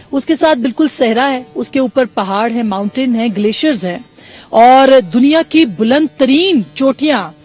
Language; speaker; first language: Urdu; native; Urdu